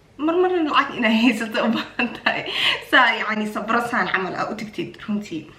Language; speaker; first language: Somali; early bilingual, heritage; Somali